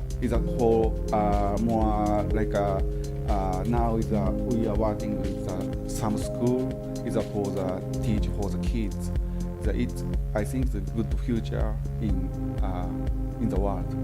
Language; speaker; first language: English; non-native, learner; Japanese